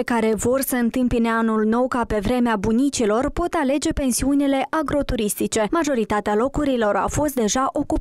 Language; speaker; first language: Romanian; native; Romanian